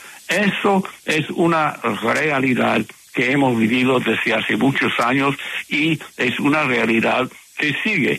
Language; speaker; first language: Spanish; non-native, fluent; English